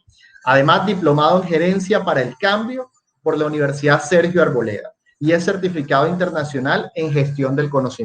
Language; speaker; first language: Spanish; native; Spanish